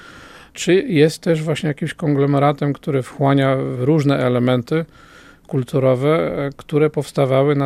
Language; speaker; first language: Polish; native; Polish